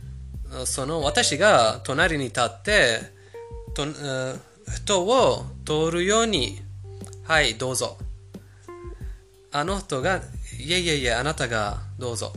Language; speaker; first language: Japanese; non-native, fluent; Persian